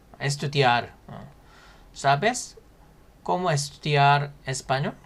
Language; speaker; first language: Spanish; non-native, fluent; Korean